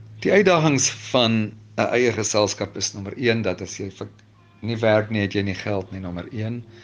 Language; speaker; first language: Afrikaans; native; Afrikaans